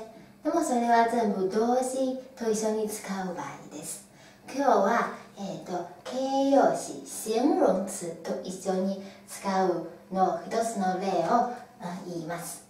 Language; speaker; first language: Japanese; non-native, fluent; Chinese